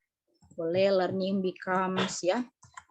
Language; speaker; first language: English; non-native, fluent; Indonesian